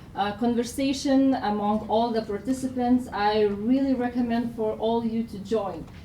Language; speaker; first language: English; non-native, fluent; Lithuanian